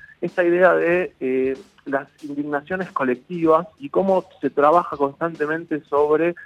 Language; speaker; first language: Spanish; native; Spanish